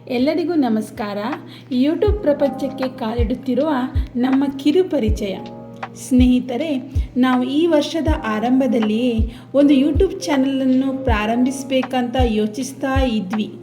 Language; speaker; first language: Kannada; native; Kannada